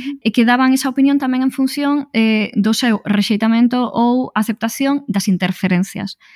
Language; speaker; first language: Galician; native; Galician